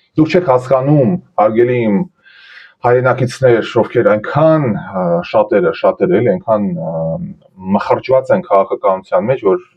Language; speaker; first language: Armenian; early bilingual, heritage; Armenian